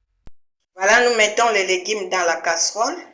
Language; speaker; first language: French; non-native, local second language; Lingala